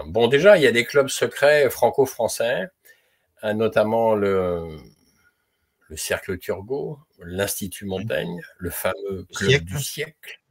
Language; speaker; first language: French; native; French